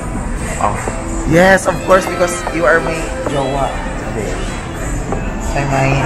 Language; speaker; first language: English; non-native, local second language; Filipino